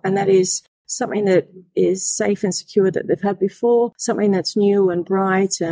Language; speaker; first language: English; native; English